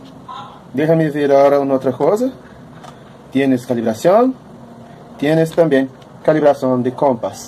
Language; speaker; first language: Spanish; non-native, learner; Portuguese